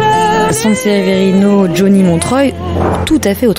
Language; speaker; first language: French; native; French